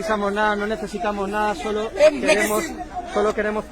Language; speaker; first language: Spanish; native; Spanish